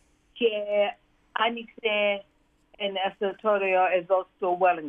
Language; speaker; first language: Greek; early bilingual, heritage; Greek